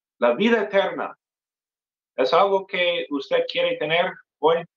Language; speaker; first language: Spanish; non-native, fluent; English